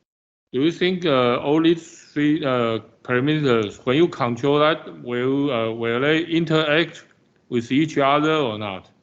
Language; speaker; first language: English; non-native, fluent; Chinese